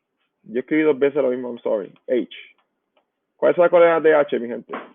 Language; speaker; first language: Spanish; native; Spanish